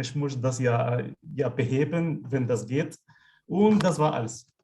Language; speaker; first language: German; non-native, learner; Arabic